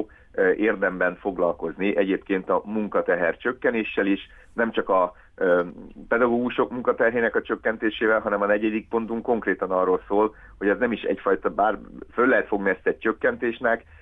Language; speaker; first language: Hungarian; native; Hungarian